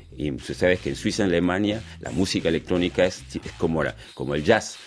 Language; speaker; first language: Spanish; native; Spanish